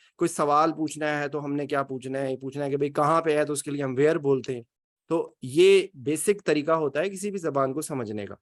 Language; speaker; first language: Urdu; native; Urdu